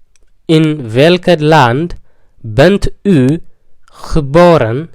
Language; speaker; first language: Dutch; non-native, fluent; Tigrinya